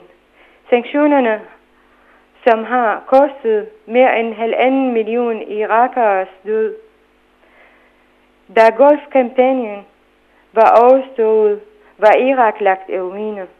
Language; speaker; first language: Danish; non-native, fluent; Arabic